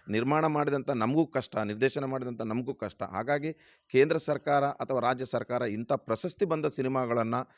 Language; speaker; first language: Kannada; non-native, local second language; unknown